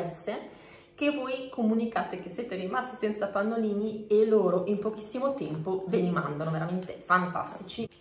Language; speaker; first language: Italian; native; Italian